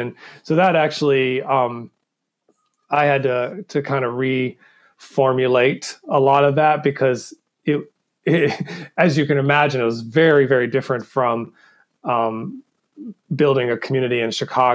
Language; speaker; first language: English; native; English